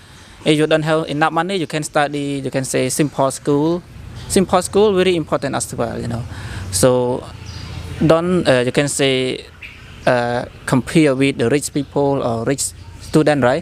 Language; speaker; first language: English; non-native, learner; Khmer